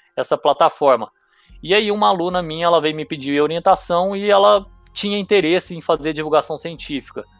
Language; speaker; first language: Portuguese; native; Portuguese